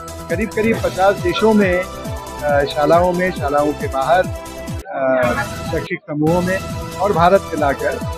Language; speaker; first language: Hindi; native; Hindi